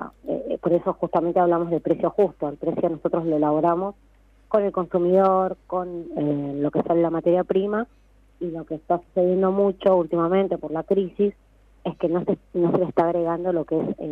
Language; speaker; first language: Spanish; native; Spanish